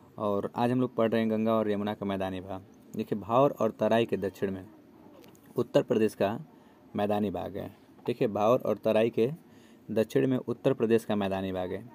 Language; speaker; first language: Hindi; native; Hindi